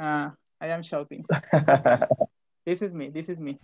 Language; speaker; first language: English; non-native, fluent; Spanish